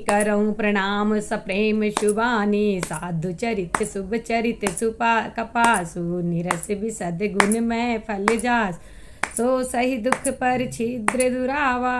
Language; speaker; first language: Hindi; native; Hindi